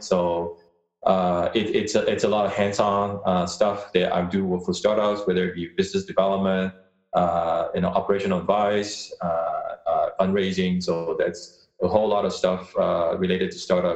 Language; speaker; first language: English; non-native, local second language; Chinese